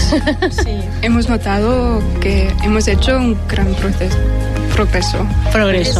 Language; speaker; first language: Spanish; non-native, fluent; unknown